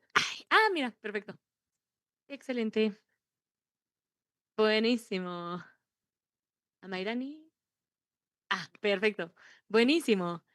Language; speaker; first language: Spanish; native; Spanish